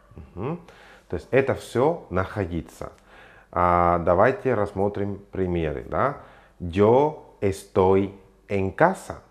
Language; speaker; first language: Russian; non-native, fluent; Spanish